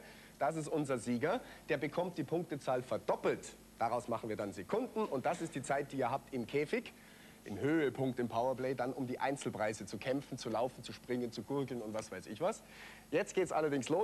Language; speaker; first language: German; native; German